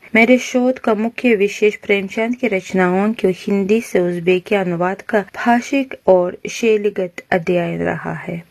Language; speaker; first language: Hindi; non-native, fluent; Uzbek